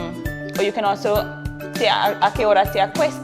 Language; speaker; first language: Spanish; non-native, fluent; English